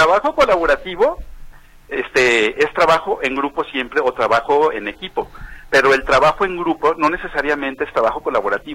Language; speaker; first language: Spanish; native; Spanish